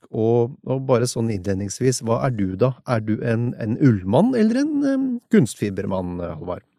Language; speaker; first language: Norwegian; native; Norwegian